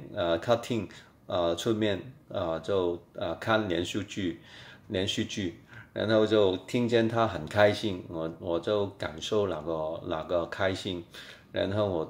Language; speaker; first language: Chinese; non-native, fluent; Cantonese